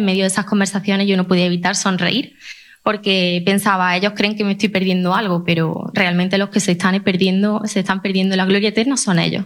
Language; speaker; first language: Spanish; native; Spanish